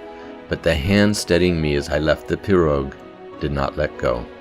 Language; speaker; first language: English; native; English